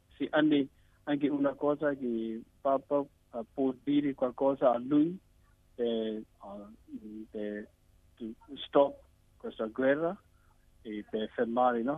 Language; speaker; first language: Italian; non-native, learner; Burmese